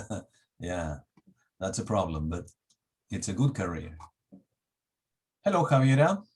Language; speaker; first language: English; non-native, fluent; Spanish